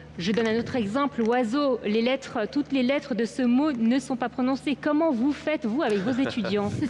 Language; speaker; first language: French; native; French